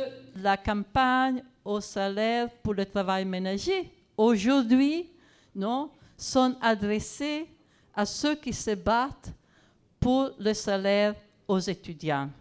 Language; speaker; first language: French; non-native, fluent; Italian